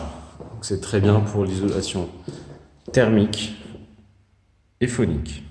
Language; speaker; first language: French; native; French